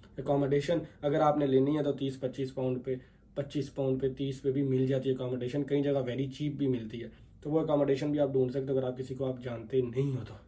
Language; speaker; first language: Urdu; native; Urdu